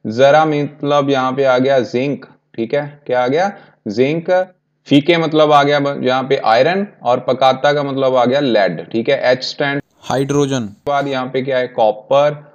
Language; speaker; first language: Hindi; non-native, local second language; Punjabi